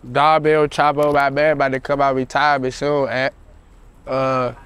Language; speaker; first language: English; native; English